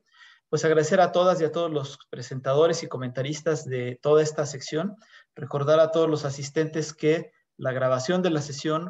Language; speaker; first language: Spanish; native; Spanish